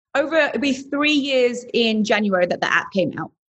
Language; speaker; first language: English; native; English